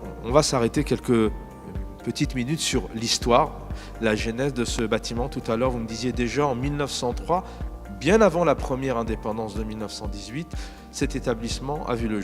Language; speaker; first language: French; native; French